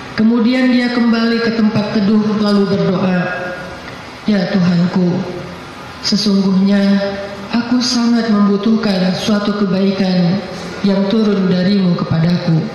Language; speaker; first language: Indonesian; native; Indonesian